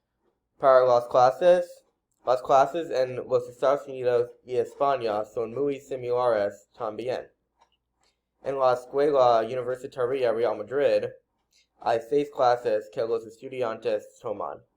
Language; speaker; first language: Spanish; non-native, learner; English